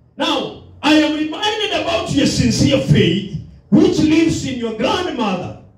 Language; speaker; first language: English; non-native, local second language; Swahili